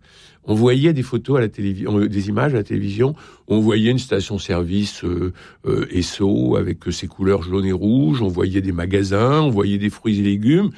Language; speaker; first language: French; native; French